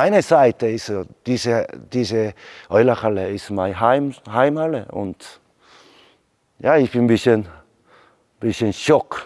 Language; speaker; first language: German; non-native, learner; Korean